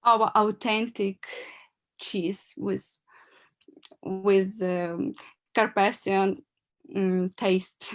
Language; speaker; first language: English; non-native, learner; Ukrainian